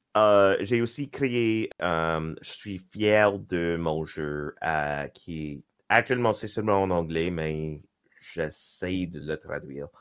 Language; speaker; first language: French; non-native, local second language; English